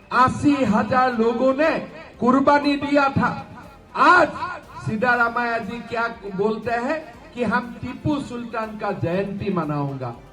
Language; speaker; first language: Hindi; non-native, local second language; Assamese